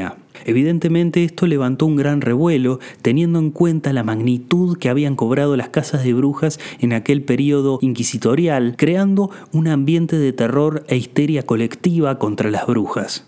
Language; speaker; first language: Spanish; native; Spanish